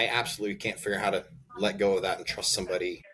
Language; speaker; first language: English; native; English